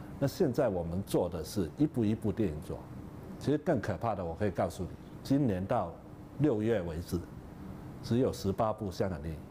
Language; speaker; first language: Chinese; non-native, local second language; Cantonese